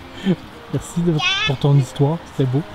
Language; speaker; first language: French; native; French